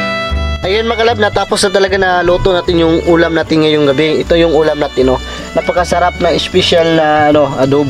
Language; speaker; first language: Filipino; non-native, local second language; Cebuano